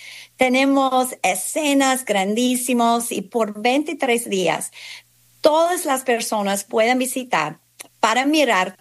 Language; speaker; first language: Spanish; non-native, fluent; English